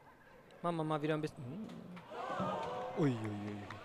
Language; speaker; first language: German; native; German